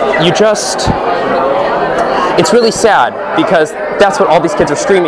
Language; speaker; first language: English; native; English